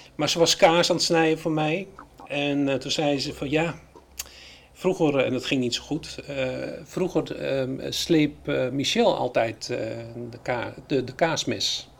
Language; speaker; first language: Dutch; native; Dutch